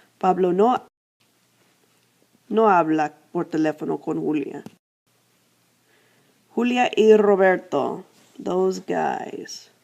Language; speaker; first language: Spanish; non-native, fluent; English